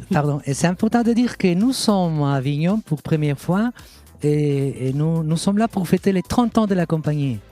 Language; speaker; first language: French; non-native, fluent; Catalan